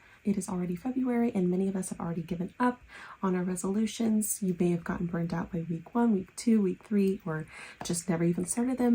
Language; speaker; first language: English; native; English